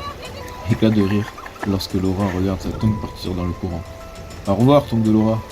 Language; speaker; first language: French; native; French